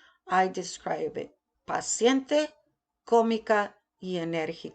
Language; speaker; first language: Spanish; non-native, fluent; English